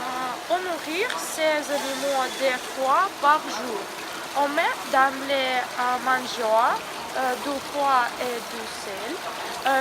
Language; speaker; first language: French; non-native, learner; Russian